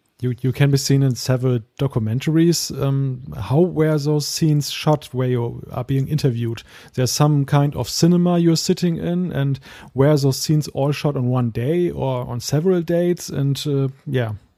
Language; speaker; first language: English; non-native, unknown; German